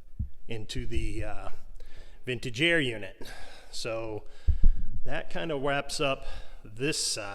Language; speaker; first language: English; native; English